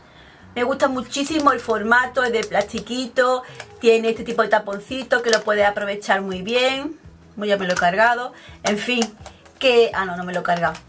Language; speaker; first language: Spanish; native; Spanish